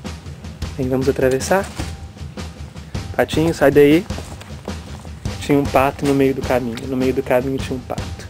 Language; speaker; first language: Portuguese; native; Portuguese